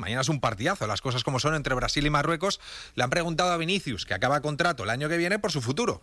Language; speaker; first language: Spanish; native; Spanish